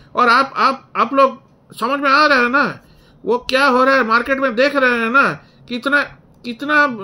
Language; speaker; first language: Hindi; non-native, local second language; Bangla